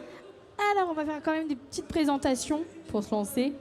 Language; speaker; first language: French; native; French